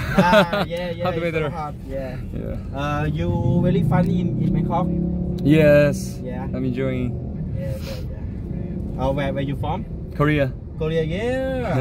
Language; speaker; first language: English; non-native, learner; Korean